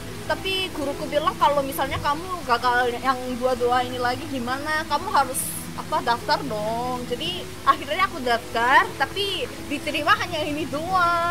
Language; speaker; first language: Indonesian; non-native, fluent; Korean